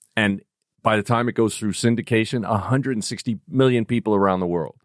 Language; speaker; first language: English; native; English